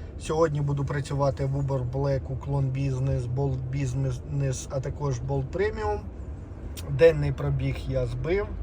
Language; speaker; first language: Ukrainian; non-native, local second language; Russian